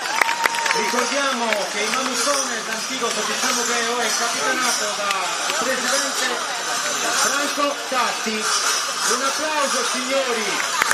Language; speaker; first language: Italian; native; Italian